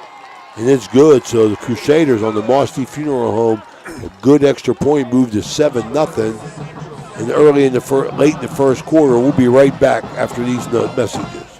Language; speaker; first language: English; native; English